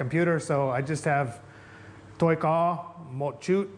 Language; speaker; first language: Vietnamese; non-native, learner; English